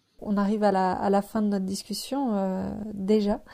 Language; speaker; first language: French; native; French